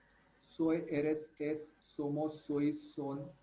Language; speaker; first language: Spanish; non-native, fluent; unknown